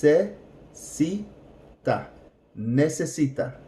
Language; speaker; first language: Spanish; non-native, fluent; English